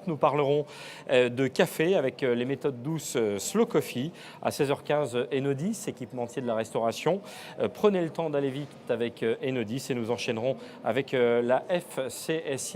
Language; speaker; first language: French; native; French